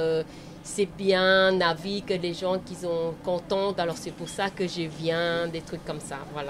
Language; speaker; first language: French; non-native, learner; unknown